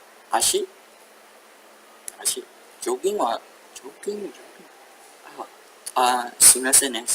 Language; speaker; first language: Japanese; non-native, learner; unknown